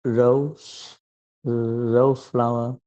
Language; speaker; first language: English; non-native, learner; Vietnamese